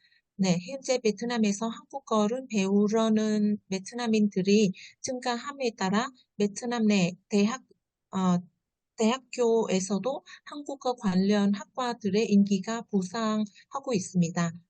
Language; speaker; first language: Korean; non-native, fluent; Vietnamese